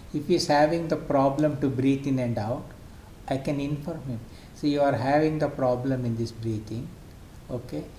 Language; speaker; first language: English; non-native, local second language; Kannada